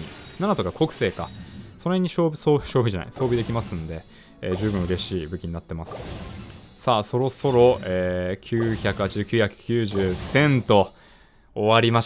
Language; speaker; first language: Japanese; native; Japanese